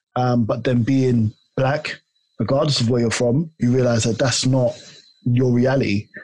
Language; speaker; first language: English; native; English